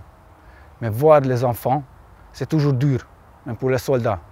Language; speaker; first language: French; non-native, learner; Hungarian